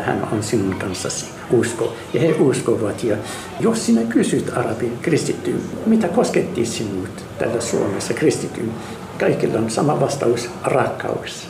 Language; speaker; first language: Finnish; non-native, learner; Arabic